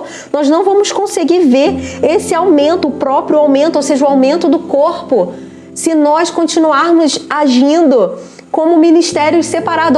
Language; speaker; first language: Portuguese; native; Portuguese